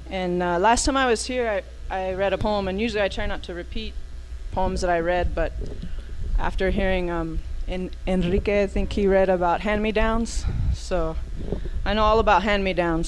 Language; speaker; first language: English; native; English